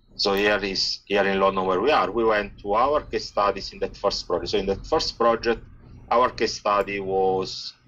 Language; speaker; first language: English; non-native, fluent; Italian